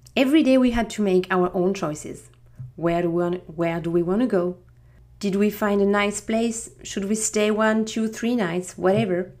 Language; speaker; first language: English; non-native, fluent; French